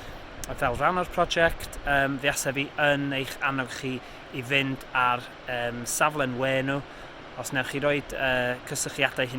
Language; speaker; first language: Welsh; native; Welsh